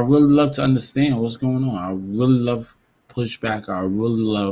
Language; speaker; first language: English; native; English